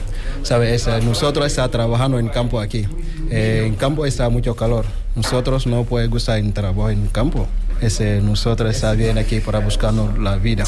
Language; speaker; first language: Spanish; non-native, learner; Wolof